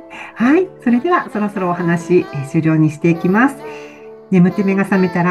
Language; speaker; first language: Japanese; native; Japanese